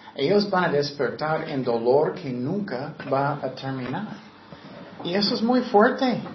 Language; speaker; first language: Spanish; non-native, fluent; English